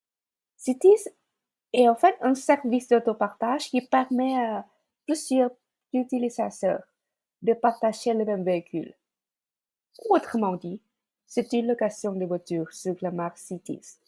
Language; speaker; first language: French; non-native, fluent; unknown